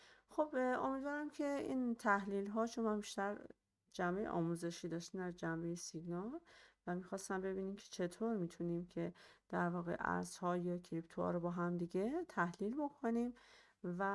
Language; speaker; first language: Persian; native; Persian